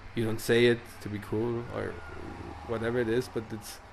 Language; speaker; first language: English; non-native, fluent; Italian